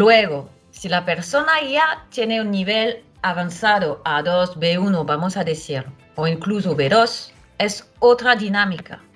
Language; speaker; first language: Spanish; non-native, fluent; French